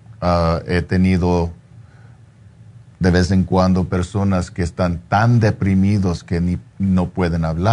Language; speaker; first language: Spanish; non-native, fluent; English